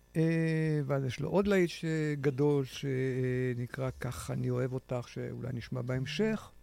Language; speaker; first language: Hebrew; native; Hebrew